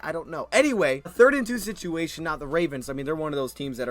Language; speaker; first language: English; native; English